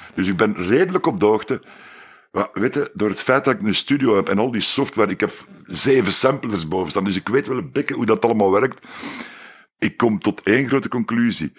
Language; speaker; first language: Dutch; native; Dutch